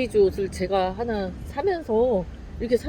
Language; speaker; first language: Korean; native; Korean